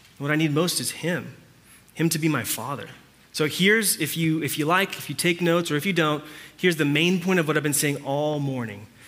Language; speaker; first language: English; early bilingual, other home language; Spanish